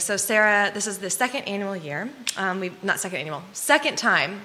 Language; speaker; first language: English; native; English